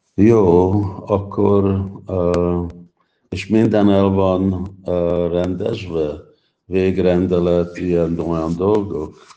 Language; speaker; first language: Hungarian; early bilingual, heritage; Hungarian